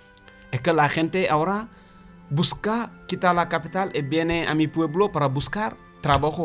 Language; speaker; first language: Spanish; non-native, learner; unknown